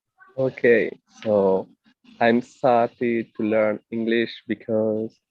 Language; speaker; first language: English; non-native, fluent; French